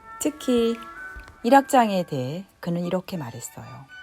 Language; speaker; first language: Korean; native; Korean